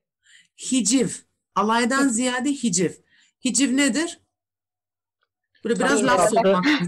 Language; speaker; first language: Turkish; native; Turkish